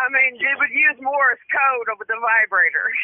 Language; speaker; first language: English; native; English